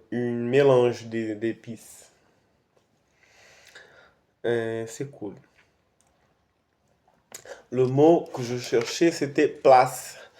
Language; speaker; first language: French; non-native, fluent; Portuguese